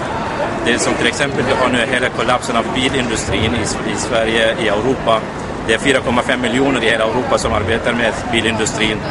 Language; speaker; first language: Swedish; non-native, fluent; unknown